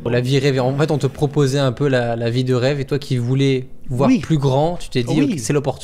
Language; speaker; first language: French; native; French